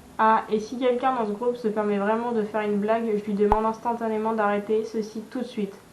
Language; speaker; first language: French; native; French